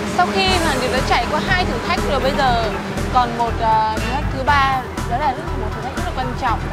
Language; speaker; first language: Vietnamese; native; Vietnamese